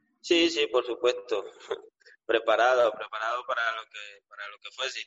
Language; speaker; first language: Spanish; native; Spanish